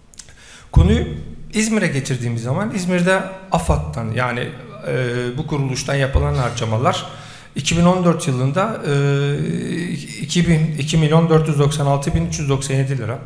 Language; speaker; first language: Turkish; native; Turkish